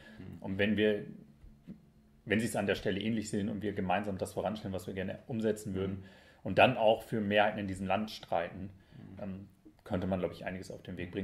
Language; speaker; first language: German; native; German